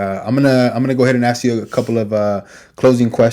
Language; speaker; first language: English; native; English